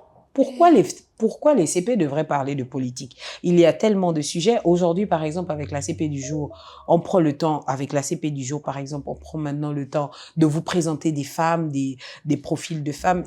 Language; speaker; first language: French; native; French